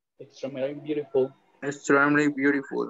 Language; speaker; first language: English; non-native, learner; Spanish